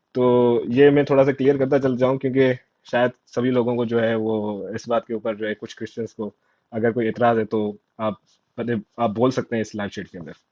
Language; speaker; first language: Urdu; non-native, local second language; Sindhi